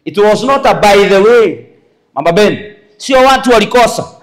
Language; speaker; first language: English; non-native, local second language; Swahili